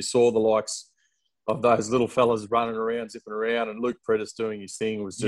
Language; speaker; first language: English; native; English